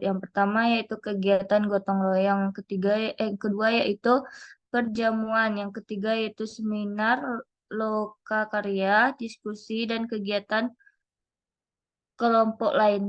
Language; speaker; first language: Indonesian; native; Indonesian